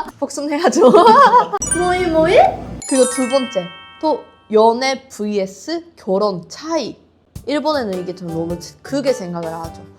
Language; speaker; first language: Korean; non-native, fluent; Japanese